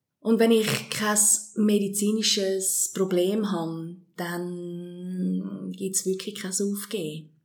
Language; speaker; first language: German; early bilingual, heritage; German